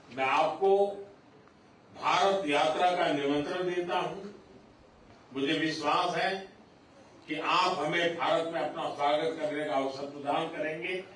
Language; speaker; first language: Hindi; non-native, local second language; Gujarati